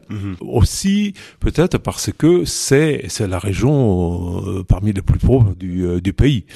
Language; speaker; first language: French; non-native, fluent; Italian